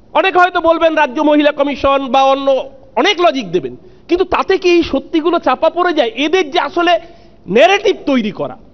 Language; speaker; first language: Bangla; native; Bangla